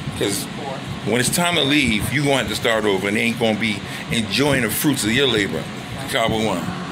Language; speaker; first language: English; native; English